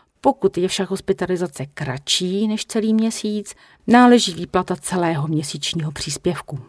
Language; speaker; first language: Czech; native; Czech